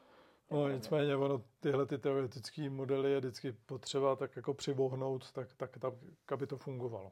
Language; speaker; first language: Czech; native; Czech